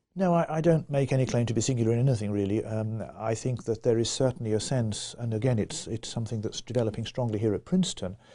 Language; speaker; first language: English; native; English